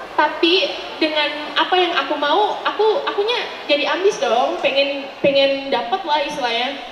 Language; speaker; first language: Indonesian; native; Indonesian